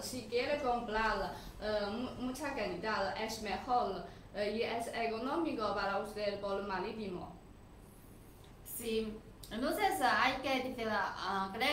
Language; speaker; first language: Spanish; non-native, learner; Chinese